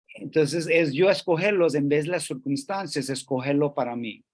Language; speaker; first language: Spanish; non-native, fluent; English